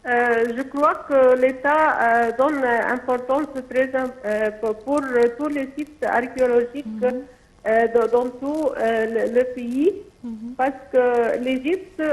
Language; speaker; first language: French; non-native, local second language; Arabic